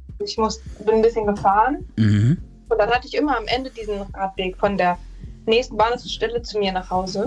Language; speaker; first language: German; native; German